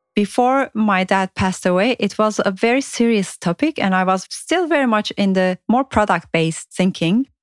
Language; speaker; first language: English; non-native, fluent; Turkish